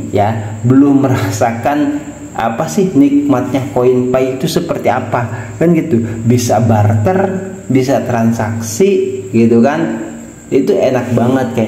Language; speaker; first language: Indonesian; native; Indonesian